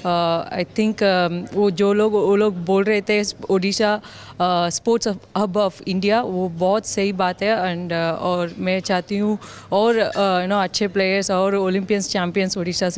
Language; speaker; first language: Hindi; non-native, local second language; Tamil